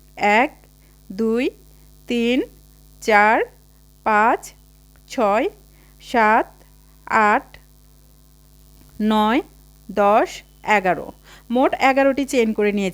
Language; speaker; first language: Bangla; native; Bangla